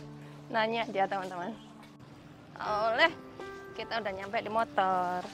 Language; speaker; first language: Indonesian; native; Indonesian